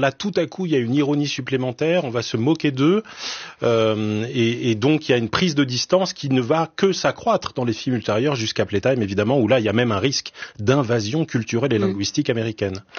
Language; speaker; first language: French; native; French